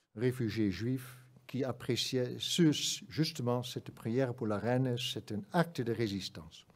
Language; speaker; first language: French; non-native, fluent; Dutch